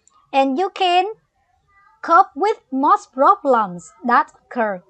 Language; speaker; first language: English; non-native, fluent; Vietnamese